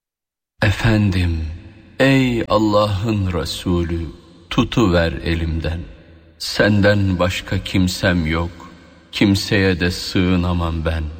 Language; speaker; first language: Turkish; native; Turkish